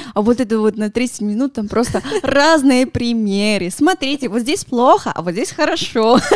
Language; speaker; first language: Russian; non-native, fluent; Spanish